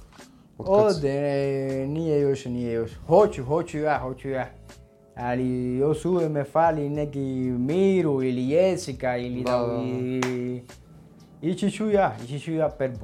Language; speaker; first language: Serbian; non-native, learner; Spanish